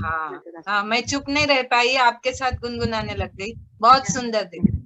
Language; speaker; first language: Hindi; native; Hindi